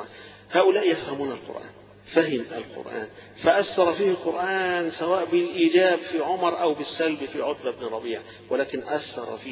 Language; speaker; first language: Arabic; native; Arabic